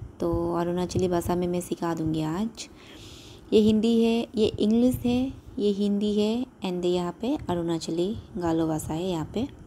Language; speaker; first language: Hindi; non-native, local second language; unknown